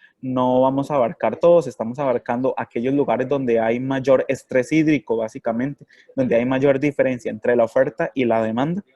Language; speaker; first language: Spanish; native; Spanish